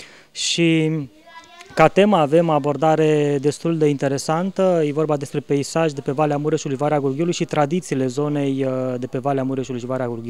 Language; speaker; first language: Romanian; native; Romanian